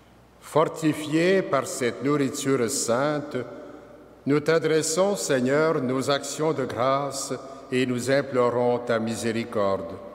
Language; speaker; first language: French; native; French